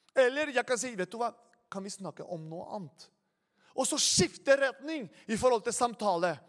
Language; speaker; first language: Norwegian; non-native, fluent; Spanish